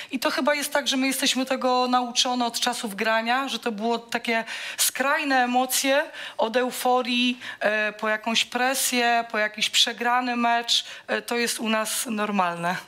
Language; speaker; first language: Polish; native; Polish